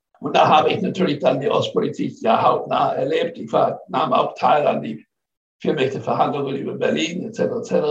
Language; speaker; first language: German; non-native, fluent; English